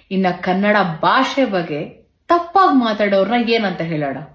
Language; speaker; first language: Kannada; native; Kannada